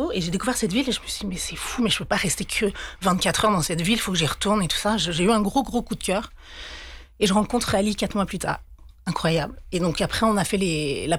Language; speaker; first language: French; native; French